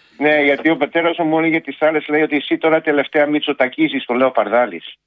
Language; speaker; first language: Greek; early bilingual, heritage; Greek